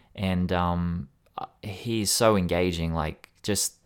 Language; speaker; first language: English; native; English